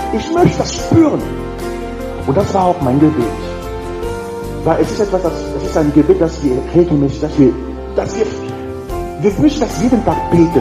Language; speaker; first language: German; non-native, learner; French